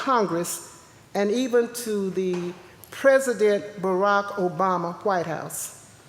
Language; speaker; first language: English; native; English